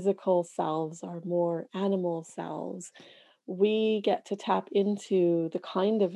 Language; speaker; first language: English; native; English